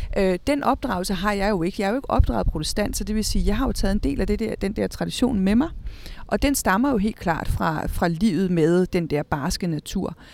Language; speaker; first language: Danish; early bilingual, other home language; Spanish